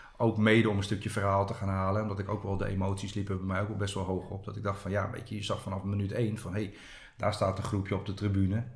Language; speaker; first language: Dutch; native; Dutch